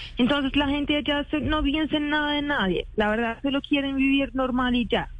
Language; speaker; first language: Spanish; non-native, learner; Arabic